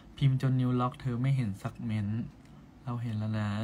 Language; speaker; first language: Thai; native; Thai